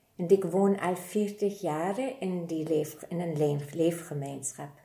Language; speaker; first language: Dutch; non-native, fluent; German